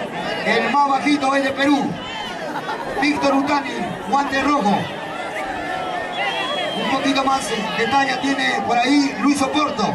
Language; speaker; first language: Spanish; native; Spanish